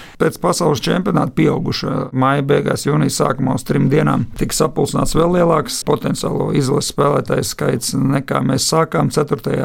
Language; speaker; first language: Latvian; native; Latvian